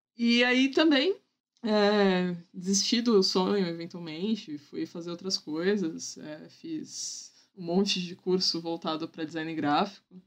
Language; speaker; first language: Portuguese; native; Portuguese